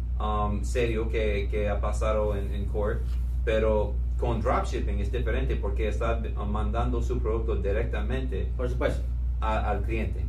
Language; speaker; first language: Spanish; non-native, fluent; English